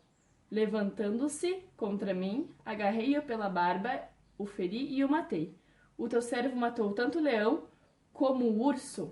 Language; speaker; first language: Portuguese; native; Portuguese